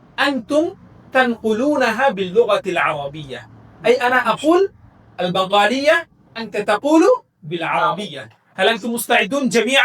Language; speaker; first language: Arabic; non-native, fluent; Bangla